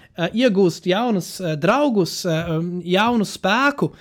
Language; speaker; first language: Latvian; non-native, fluent; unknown